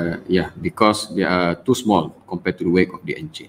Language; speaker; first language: English; non-native, local second language; Malay